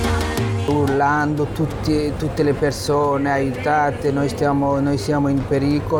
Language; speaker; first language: Italian; non-native, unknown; Bangla